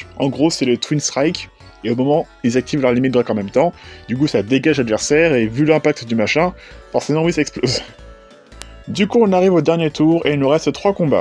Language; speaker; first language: French; native; French